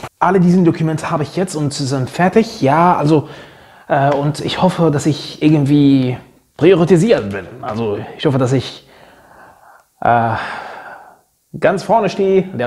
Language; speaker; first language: German; non-native, fluent; Arabic